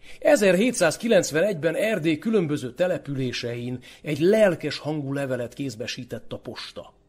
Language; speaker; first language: Hungarian; native; Hungarian